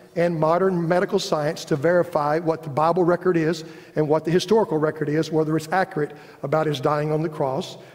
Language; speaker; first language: English; native; English